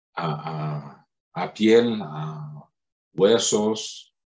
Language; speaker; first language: Spanish; non-native, fluent; Arabic